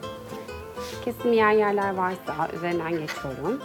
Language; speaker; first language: Turkish; native; Turkish